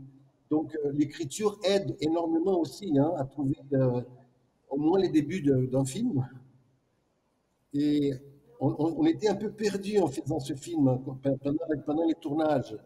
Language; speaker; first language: French; non-native, fluent; Portuguese